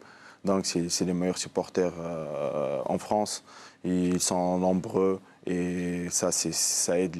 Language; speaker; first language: French; non-native, local second language; Arabic